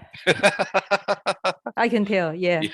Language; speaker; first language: English; early bilingual, other home language; Chinese